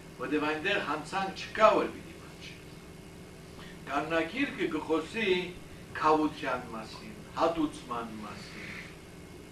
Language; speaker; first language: Armenian; early bilingual, heritage; Armenian